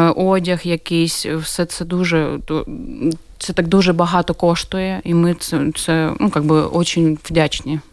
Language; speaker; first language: Ukrainian; native; Ukrainian